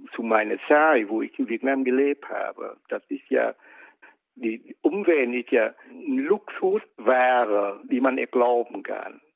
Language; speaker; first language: German; non-native, learner; Vietnamese